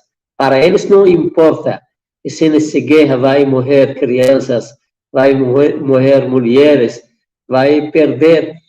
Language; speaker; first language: Portuguese; non-native, fluent; Persian